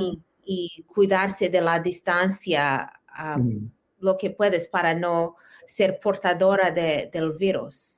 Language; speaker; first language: Spanish; early bilingual, heritage; Spanish